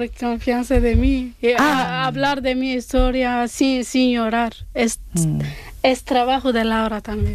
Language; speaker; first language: Spanish; non-native, learner; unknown